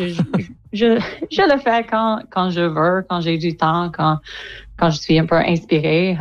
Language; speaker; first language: French; non-native, local second language; English